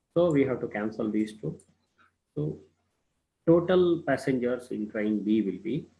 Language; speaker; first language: English; non-native, local second language; Kannada